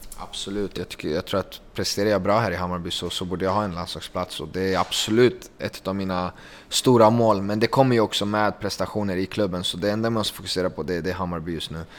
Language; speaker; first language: Swedish; early bilingual, other home language; Kurdish